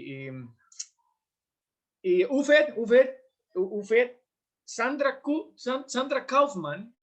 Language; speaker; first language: French; non-native, learner; Spanish